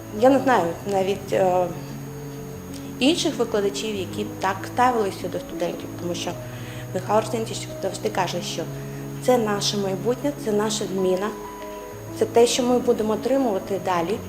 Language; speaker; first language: Ukrainian; native; Ukrainian